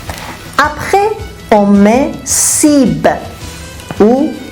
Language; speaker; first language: French; non-native, fluent; Persian